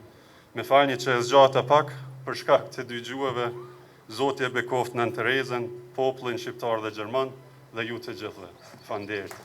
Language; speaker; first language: Albanian; native; Albanian